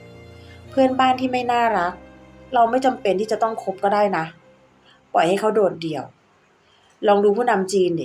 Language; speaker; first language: Thai; native; Thai